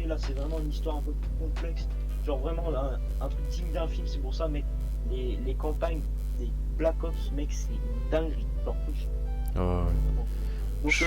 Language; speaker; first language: French; native; French